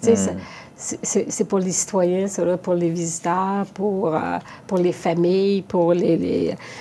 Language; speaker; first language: French; native; French